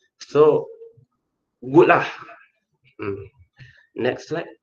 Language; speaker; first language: English; non-native, local second language; Malay